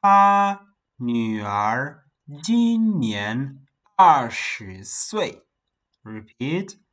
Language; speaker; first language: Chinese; non-native, fluent; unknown